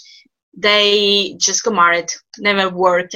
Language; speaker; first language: English; non-native, fluent; Italian